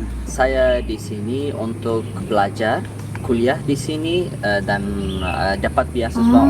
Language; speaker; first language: Indonesian; non-native, learner; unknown